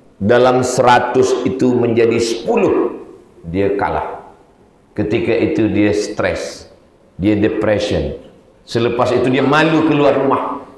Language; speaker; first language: Malay; native; Malay